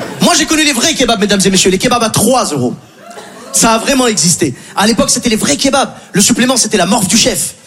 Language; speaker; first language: French; native; French